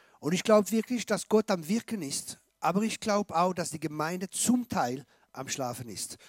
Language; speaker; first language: German; non-native, fluent; French